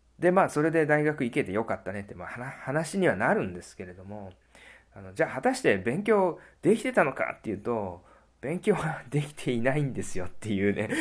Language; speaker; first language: Japanese; native; Japanese